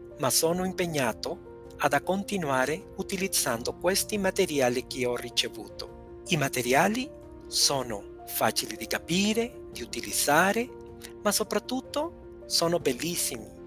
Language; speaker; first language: Italian; non-native, learner; Spanish